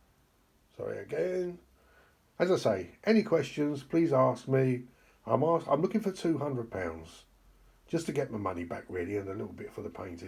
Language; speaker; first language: English; native; English